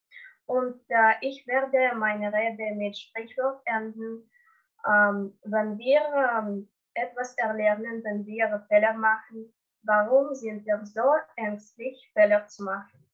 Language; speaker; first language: German; non-native, learner; Russian